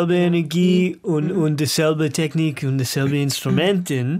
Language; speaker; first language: German; non-native, learner; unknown